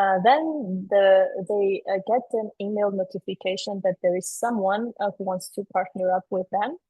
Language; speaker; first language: English; non-native, fluent; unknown